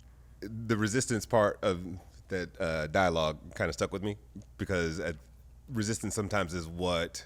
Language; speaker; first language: English; native; English